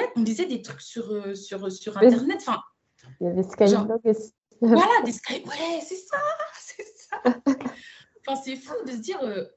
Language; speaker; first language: French; early bilingual, other home language; Spanish